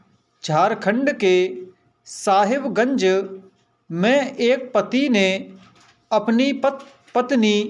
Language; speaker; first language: Hindi; native; Hindi